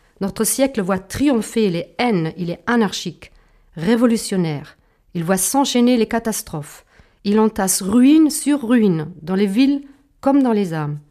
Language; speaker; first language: French; non-native, fluent; German